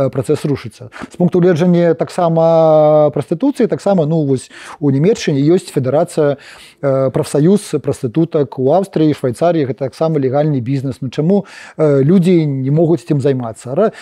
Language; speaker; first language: Russian; non-native, local second language; Polish